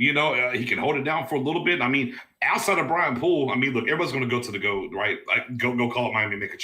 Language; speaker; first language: English; native; English